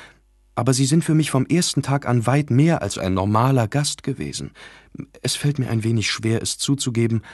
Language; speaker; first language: German; native; German